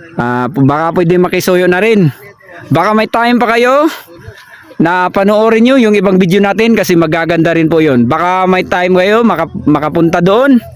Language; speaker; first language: Filipino; non-native, local second language; Cebuano